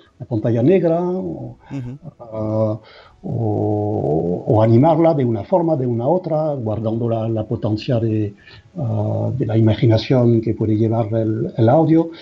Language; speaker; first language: Spanish; non-native, fluent; French